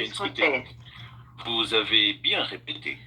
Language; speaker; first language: French; non-native, fluent; Portuguese